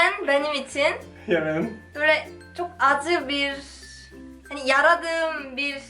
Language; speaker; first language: Turkish; non-native, learner; Korean